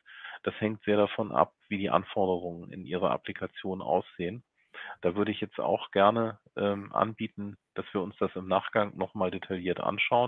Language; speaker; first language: German; native; German